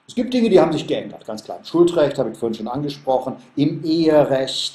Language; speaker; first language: German; native; German